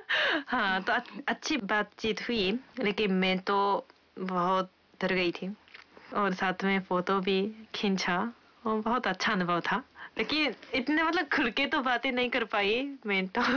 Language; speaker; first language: Hindi; non-native, fluent; Japanese